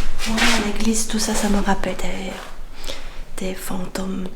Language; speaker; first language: French; non-native, learner; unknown